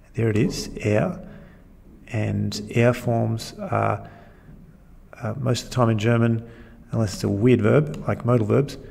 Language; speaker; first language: English; native; English